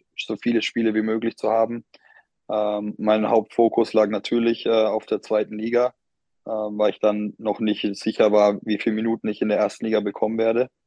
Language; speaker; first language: German; native; German